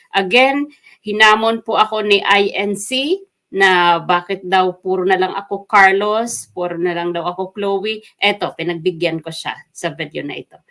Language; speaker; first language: Filipino; non-native, local second language; Waray